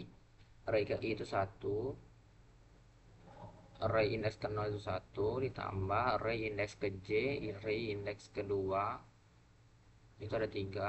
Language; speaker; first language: Indonesian; native; Indonesian